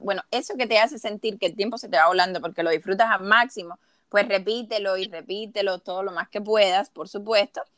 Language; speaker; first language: Spanish; native; Spanish